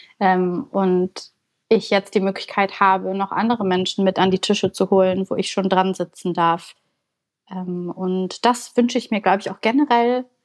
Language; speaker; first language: German; early bilingual, other home language; Bulgarian